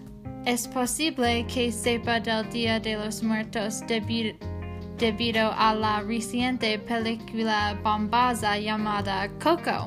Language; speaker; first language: Spanish; non-native, learner; English